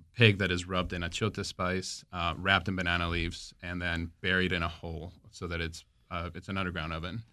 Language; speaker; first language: English; early bilingual, other home language; Spanish